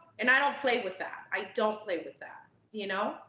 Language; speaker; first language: English; native; English